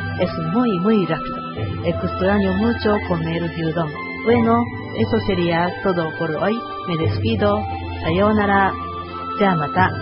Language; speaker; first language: Spanish; non-native, learner; Japanese